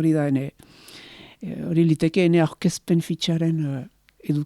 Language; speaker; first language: Basque; native; Basque